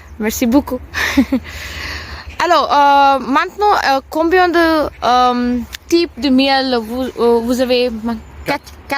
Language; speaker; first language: French; non-native, learner; Tamil